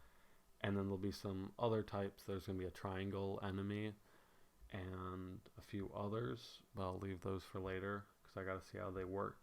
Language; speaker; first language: English; native; English